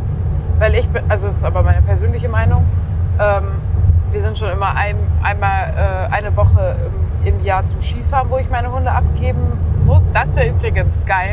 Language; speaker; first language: German; native; German